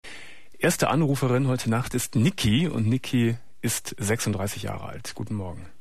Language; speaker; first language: German; native; German